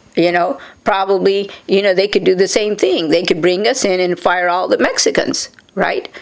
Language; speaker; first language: English; native; English